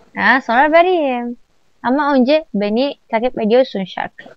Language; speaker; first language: Turkish; non-native, learner; Indonesian